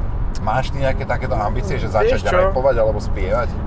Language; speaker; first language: Slovak; native; Slovak